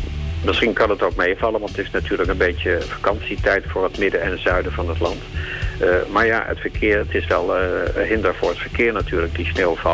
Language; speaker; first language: Dutch; native; Dutch